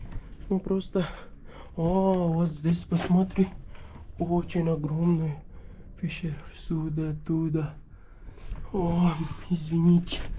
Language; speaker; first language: Russian; non-native, learner; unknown